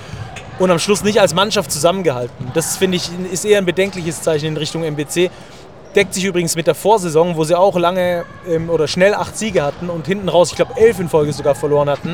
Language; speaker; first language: German; native; German